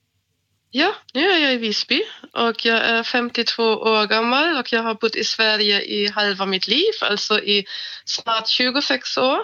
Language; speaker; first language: Swedish; non-native, fluent; German